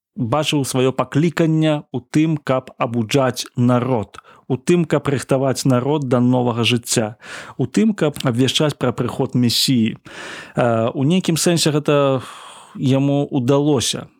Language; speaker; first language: Belarusian; non-native, local second language; Russian